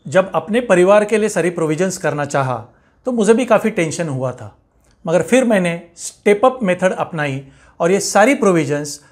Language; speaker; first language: Hindi; non-native, local second language; Marathi